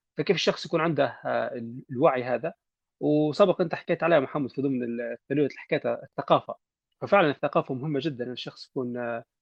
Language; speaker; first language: Arabic; native; Arabic